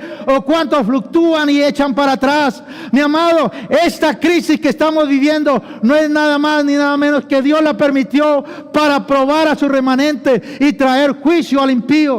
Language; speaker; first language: Spanish; native; Spanish